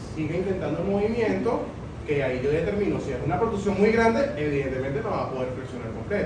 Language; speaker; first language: Spanish; native; Spanish